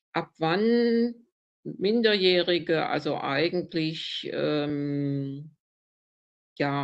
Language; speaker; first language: German; native; German